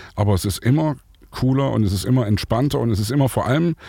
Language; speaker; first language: German; native; German